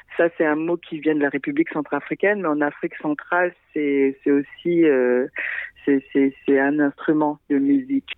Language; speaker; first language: French; non-native, local second language; Sango